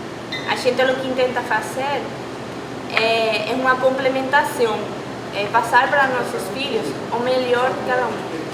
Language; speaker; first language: Portuguese; non-native, fluent; Spanish